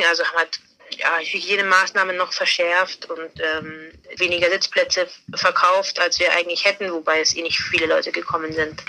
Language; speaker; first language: German; native; German